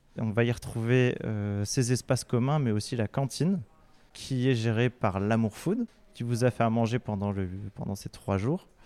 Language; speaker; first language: French; native; French